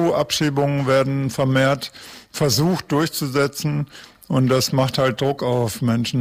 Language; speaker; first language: German; native; German